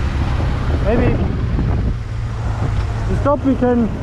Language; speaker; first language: English; non-native, fluent; German